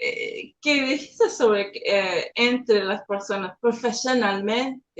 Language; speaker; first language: Spanish; non-native, learner; English